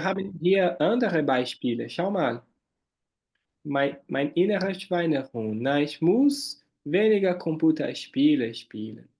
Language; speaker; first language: German; non-native, fluent; Portuguese